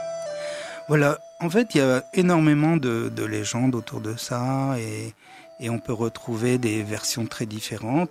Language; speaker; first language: French; native; French